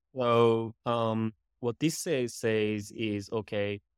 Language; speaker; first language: English; non-native, fluent; Japanese